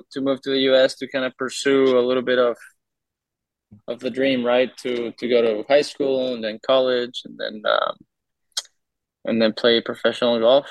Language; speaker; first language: English; non-native, fluent; Spanish